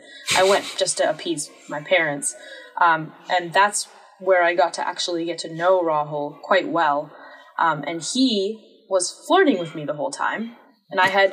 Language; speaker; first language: English; native; English